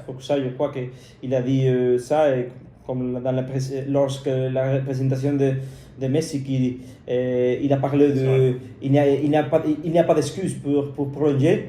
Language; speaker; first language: French; non-native, fluent; Spanish